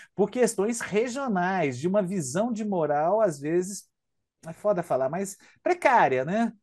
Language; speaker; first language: Portuguese; native; Portuguese